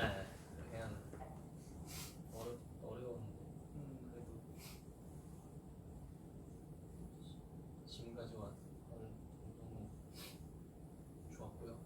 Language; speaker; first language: Korean; non-native, fluent; Chinese